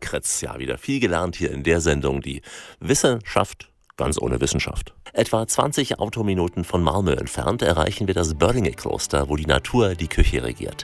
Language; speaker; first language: German; native; German